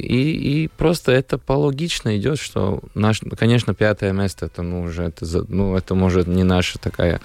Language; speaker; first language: Russian; non-native, local second language; Latvian